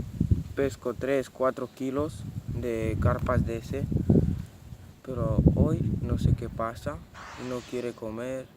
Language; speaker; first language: Spanish; non-native, local second language; Catalan